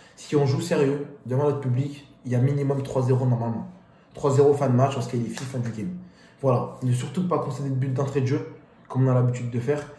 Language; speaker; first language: French; native; French